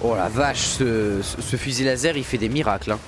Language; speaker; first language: French; native; French